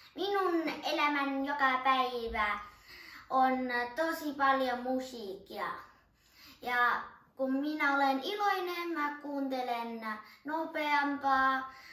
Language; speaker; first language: Finnish; early bilingual, other home language; Chinese